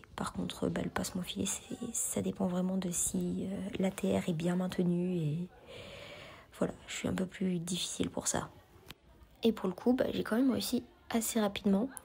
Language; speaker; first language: French; native; French